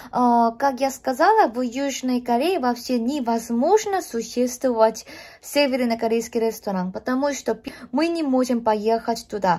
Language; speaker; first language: Russian; non-native, learner; Korean